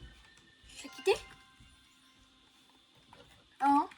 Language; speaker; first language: French; native; French